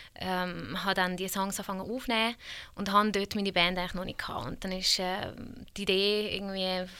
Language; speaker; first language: German; early bilingual, other home language; Hungarian